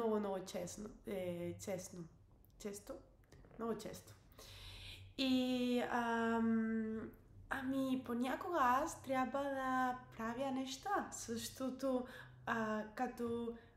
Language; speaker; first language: Bulgarian; non-native, learner; English